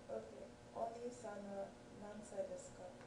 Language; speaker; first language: Japanese; non-native, learner; English